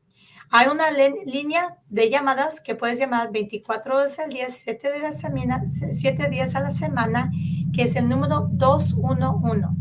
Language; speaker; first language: Spanish; early bilingual, heritage; Spanish